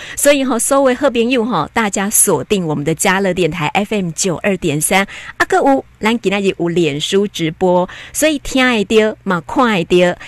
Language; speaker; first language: Chinese; native; Chinese